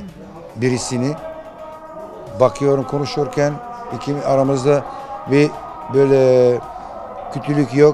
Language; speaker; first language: Turkish; non-native, fluent; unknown